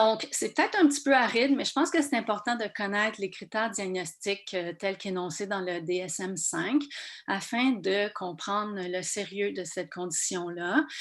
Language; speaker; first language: French; native; French